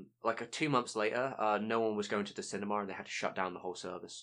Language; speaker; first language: English; native; English